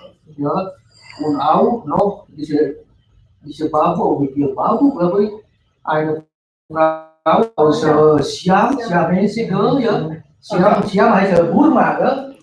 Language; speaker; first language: German; non-native, learner; Indonesian